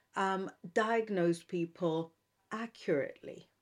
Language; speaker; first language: English; non-native, fluent; Hebrew